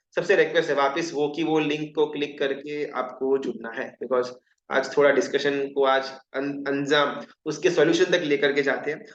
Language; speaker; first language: Hindi; non-native, local second language; Gujarati